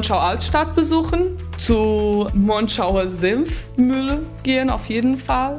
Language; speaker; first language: German; non-native, fluent; Portuguese